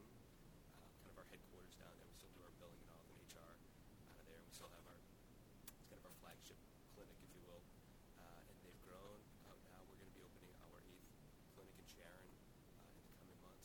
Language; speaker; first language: English; native; English